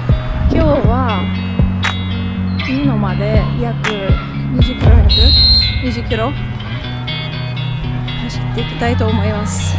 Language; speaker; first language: Japanese; non-native, learner; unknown